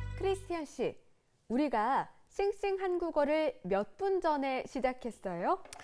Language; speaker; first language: Korean; native; Korean